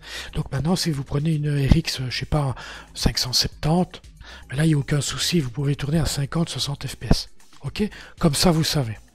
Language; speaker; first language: French; native; French